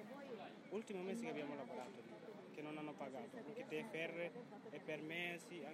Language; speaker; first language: Italian; non-native, learner; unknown